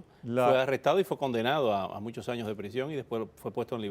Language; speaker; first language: Spanish; native; Spanish